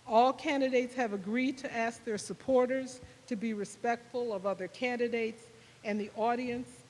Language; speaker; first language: English; native; English